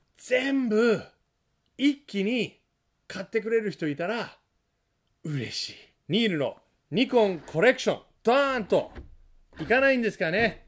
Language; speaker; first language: Japanese; non-native, fluent; English